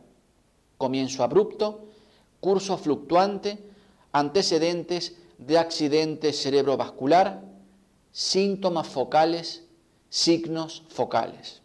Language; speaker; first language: Spanish; native; Spanish